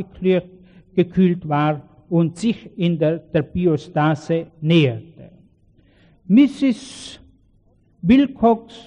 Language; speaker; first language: German; native; German